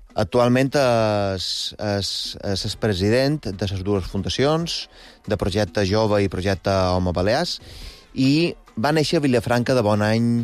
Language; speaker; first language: Catalan; native; Catalan